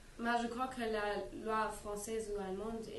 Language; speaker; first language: French; non-native, learner; English